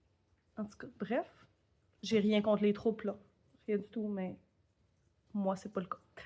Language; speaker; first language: French; native; French